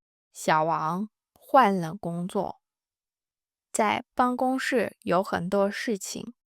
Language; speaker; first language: Chinese; non-native, fluent; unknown